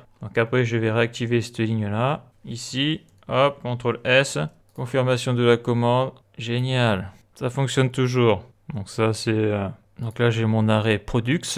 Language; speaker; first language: French; native; French